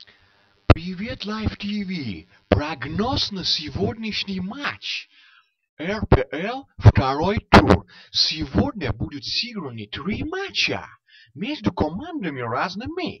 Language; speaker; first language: Russian; non-native, fluent; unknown